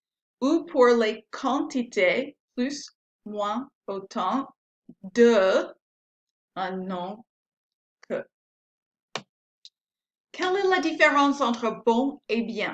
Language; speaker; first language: French; non-native, fluent; English